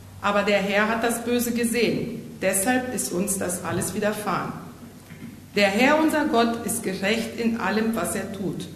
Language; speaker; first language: German; native; German